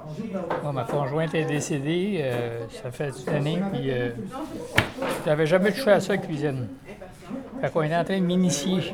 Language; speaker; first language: French; native; French